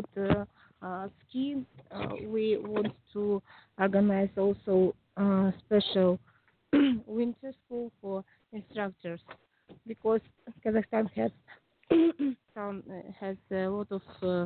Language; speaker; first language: English; non-native, learner; Kazakh